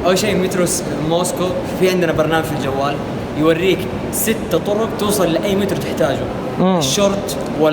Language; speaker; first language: Arabic; native; Arabic